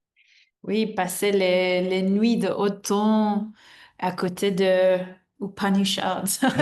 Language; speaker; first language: French; non-native, fluent; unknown